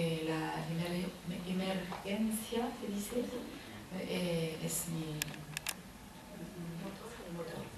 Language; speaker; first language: Spanish; non-native, learner; French